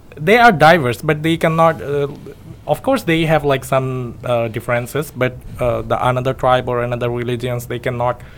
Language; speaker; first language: English; non-native, local second language; Bangla